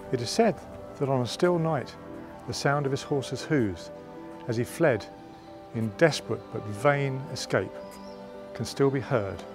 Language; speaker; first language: English; native; English